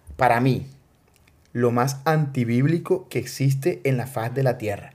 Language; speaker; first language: Spanish; native; Spanish